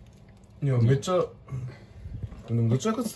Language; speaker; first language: Japanese; native; Japanese